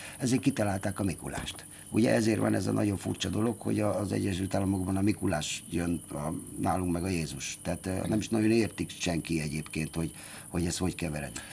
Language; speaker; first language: Hungarian; native; Hungarian